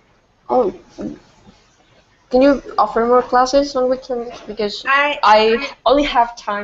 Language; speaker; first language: English; non-native, fluent; Vietnamese